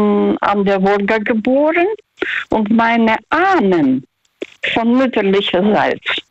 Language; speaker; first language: German; non-native, fluent; Russian